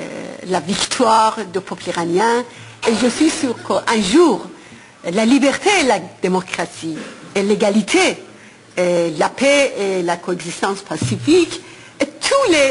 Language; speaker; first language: French; non-native, fluent; Persian